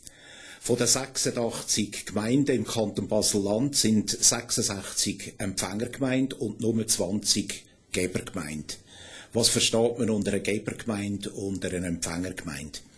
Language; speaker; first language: German; native; German